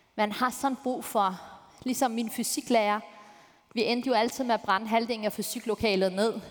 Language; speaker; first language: Danish; early bilingual, other home language; Turkish